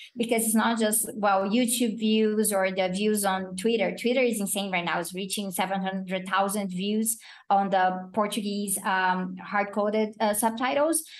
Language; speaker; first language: English; non-native, fluent; Portuguese